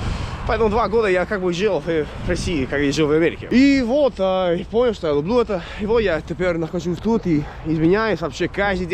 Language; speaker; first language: Russian; non-native, fluent; English